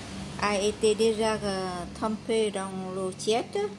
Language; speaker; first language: French; non-native, fluent; Vietnamese